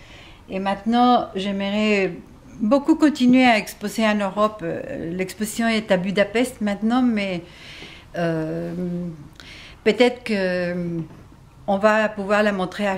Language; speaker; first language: French; non-native, fluent; Spanish